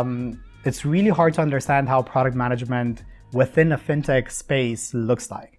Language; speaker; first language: English; non-native, fluent; Romanian